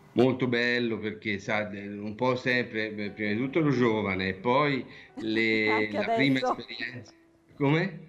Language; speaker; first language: Italian; native; Italian